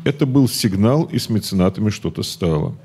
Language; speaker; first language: Russian; native; Russian